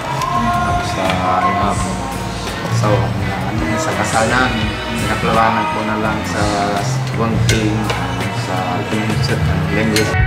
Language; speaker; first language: Filipino; non-native, local second language; Cebuano